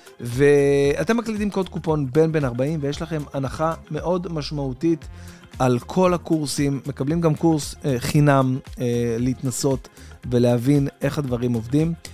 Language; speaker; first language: Hebrew; native; Hebrew